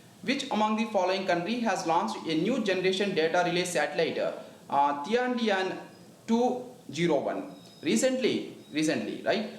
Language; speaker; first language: English; non-native, local second language; Telugu